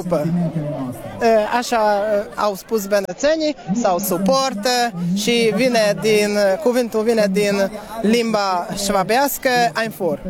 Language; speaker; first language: Romanian; non-native, learner; Hungarian